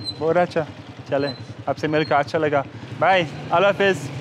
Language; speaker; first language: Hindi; non-native, learner; English